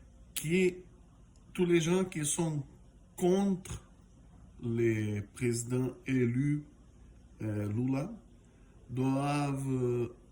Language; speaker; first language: French; non-native, fluent; Portuguese